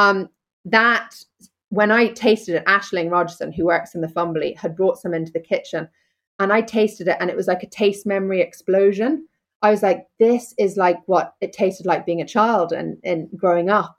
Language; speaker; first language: English; native; English